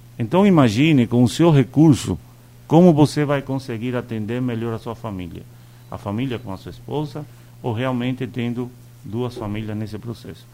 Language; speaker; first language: Portuguese; non-native, fluent; Spanish